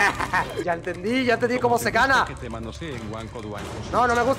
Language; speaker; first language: Spanish; native; Spanish